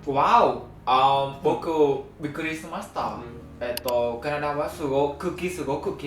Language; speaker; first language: Japanese; non-native, learner; Vietnamese